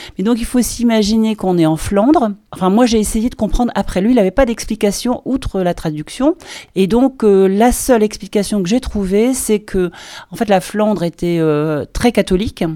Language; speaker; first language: French; native; French